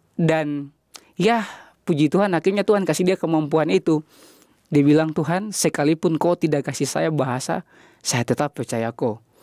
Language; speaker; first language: Indonesian; native; Indonesian